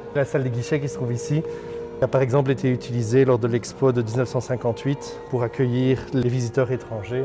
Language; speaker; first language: French; native; French